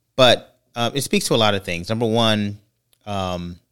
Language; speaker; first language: English; native; English